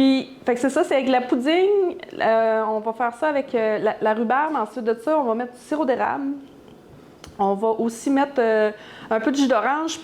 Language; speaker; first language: French; native; French